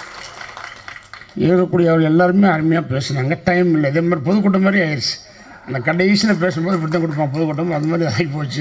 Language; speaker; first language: Tamil; native; Tamil